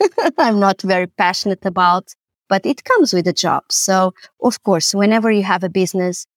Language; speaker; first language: English; non-native, fluent; Portuguese